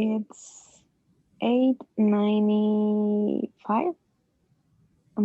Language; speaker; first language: English; non-native, learner; Spanish